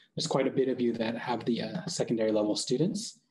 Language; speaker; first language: English; native; English